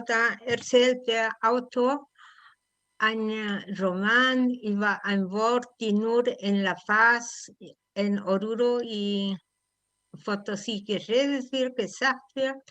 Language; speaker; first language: German; non-native, learner; Spanish